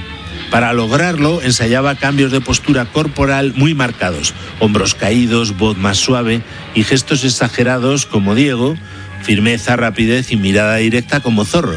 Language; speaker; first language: Spanish; native; Spanish